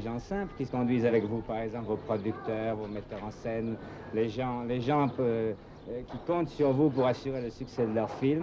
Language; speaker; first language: French; native; French